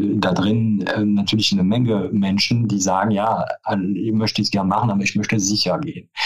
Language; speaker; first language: German; non-native, fluent; French